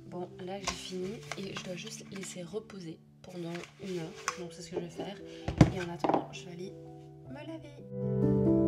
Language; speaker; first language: French; native; French